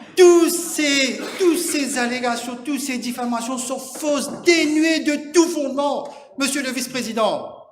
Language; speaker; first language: French; non-native, local second language; Morisyen